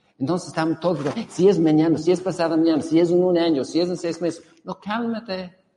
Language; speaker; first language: Spanish; non-native, fluent; English